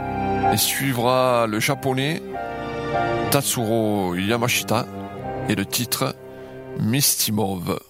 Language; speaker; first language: French; native; French